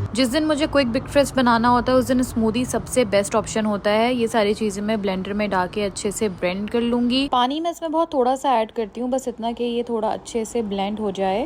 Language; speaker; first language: Urdu; native; Urdu